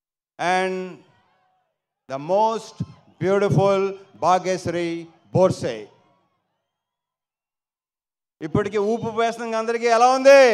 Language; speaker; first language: Telugu; native; Telugu